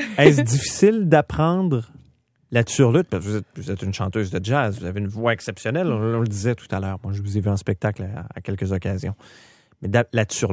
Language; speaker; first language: French; native; French